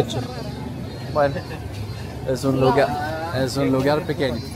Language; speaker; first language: Spanish; non-native, learner; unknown